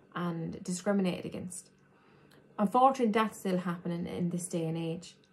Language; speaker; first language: English; native; English